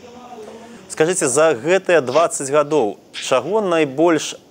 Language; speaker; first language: Belarusian; native; Belarusian